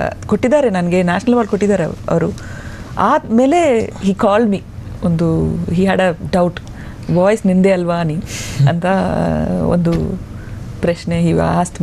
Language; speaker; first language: Kannada; non-native, local second language; Tamil